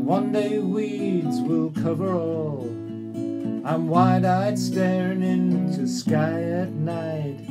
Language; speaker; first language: English; native; English